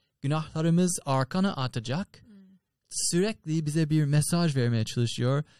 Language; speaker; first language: Turkish; non-native, fluent; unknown